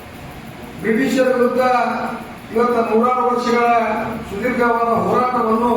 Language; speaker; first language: Kannada; native; Kannada